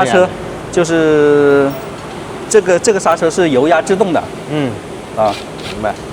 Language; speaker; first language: Chinese; native; Chinese